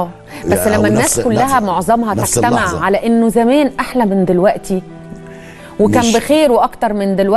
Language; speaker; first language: Arabic; native; Arabic